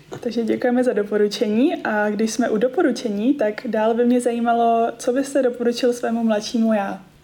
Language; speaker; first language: Czech; native; Czech